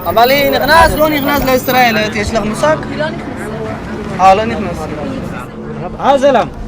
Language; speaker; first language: Hebrew; non-native, local second language; Arabic